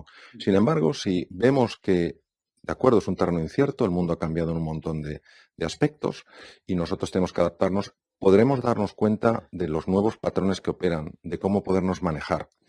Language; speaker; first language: Spanish; native; Spanish